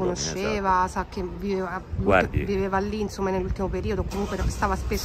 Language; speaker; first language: Italian; native; Italian